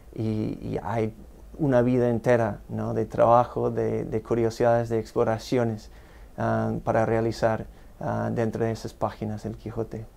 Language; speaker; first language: Spanish; non-native, fluent; English